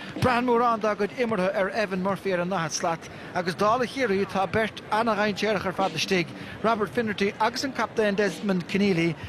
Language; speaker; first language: Irish; native; Irish